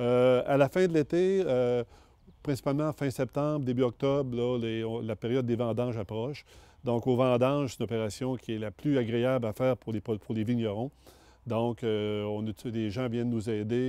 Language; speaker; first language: French; native; French